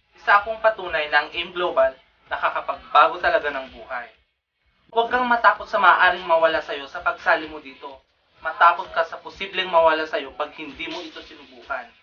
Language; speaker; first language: Filipino; non-native, local second language; Iloko